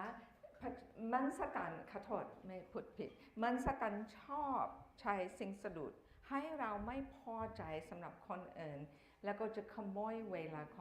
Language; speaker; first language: Thai; non-native, fluent; English